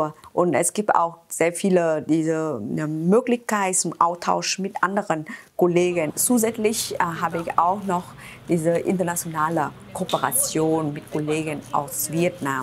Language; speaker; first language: German; non-native, fluent; Vietnamese